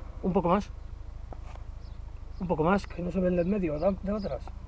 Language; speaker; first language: Spanish; native; Spanish